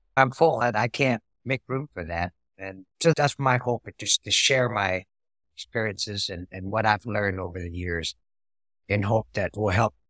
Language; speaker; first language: English; non-native, fluent; Vietnamese